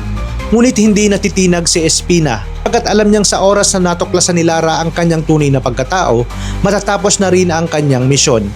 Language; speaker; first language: Filipino; native; Filipino